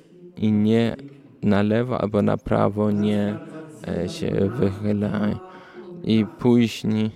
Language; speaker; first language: Polish; early bilingual, heritage; Polish